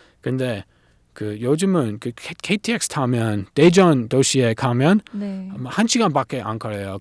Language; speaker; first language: Korean; non-native, learner; English